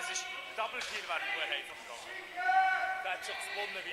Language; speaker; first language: German; native; German